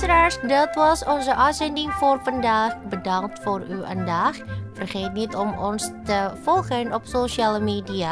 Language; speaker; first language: Dutch; non-native, learner; Indonesian